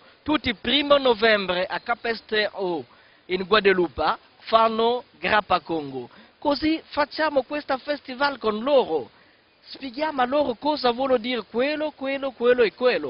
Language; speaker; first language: Italian; non-native, fluent; Kongo